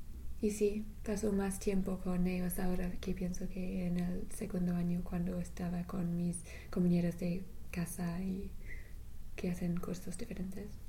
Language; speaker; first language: Spanish; non-native, fluent; English